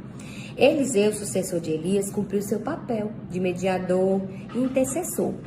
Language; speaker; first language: Portuguese; native; Portuguese